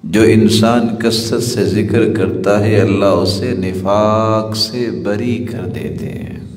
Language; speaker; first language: Urdu; non-native, local second language; Punjabi